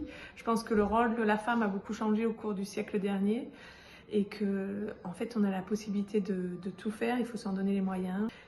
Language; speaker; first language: French; native; French